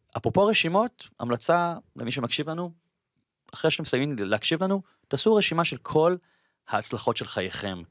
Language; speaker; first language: Hebrew; native; Hebrew